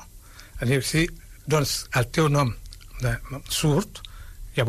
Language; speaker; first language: Catalan; non-native, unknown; Wolof